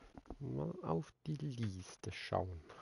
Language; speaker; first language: German; native; German